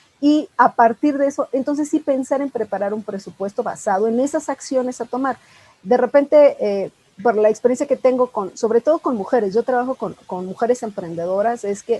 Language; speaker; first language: Spanish; native; Spanish